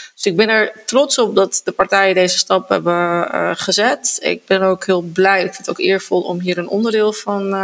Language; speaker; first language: Dutch; native; Dutch